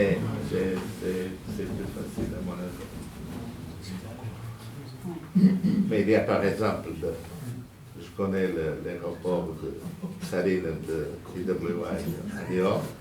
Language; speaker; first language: French; non-native, fluent; Portuguese